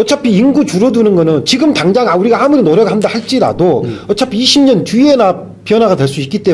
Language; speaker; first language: Korean; native; Korean